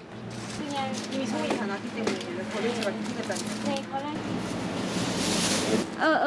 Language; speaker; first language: Korean; non-native, learner; Vietnamese